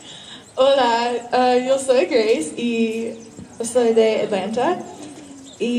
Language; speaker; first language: Spanish; non-native, learner; English